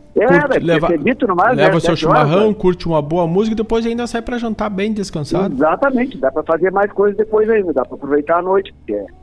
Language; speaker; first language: Portuguese; native; Portuguese